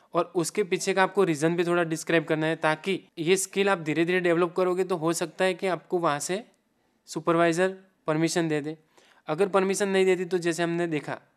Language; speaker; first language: Hindi; non-native, local second language; Gujarati